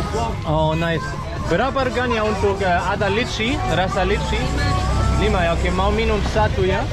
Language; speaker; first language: Indonesian; non-native, learner; German